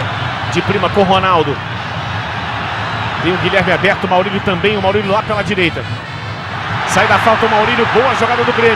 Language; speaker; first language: Portuguese; native; Portuguese